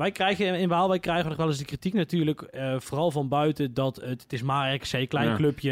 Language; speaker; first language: Dutch; native; Dutch